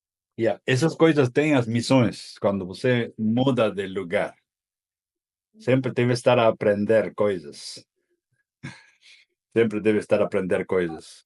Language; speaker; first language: Portuguese; non-native, fluent; Spanish